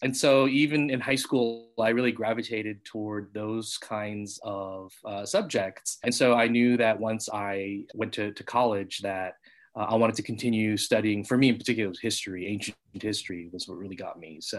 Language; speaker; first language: English; native; English